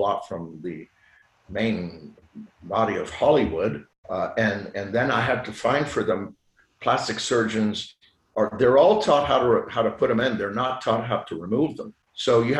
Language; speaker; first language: English; non-native, fluent; French